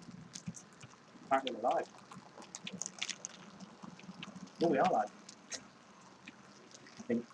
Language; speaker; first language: English; native; English